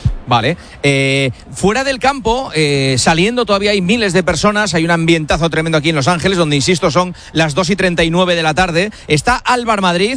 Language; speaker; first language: Spanish; native; Spanish